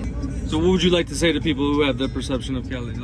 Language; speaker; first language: English; native; English